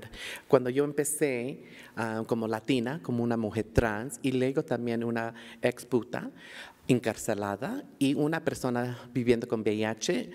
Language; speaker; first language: Spanish; early bilingual, heritage; Spanish